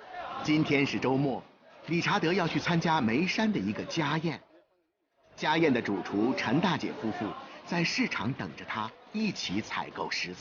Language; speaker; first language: Chinese; native; Chinese